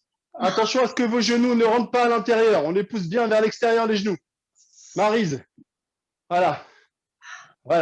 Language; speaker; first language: French; native; French